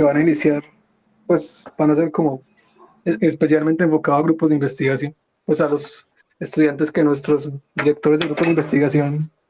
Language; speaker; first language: Spanish; native; Spanish